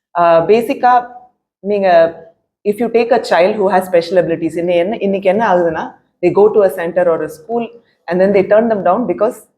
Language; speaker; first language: English; non-native, local second language; Tamil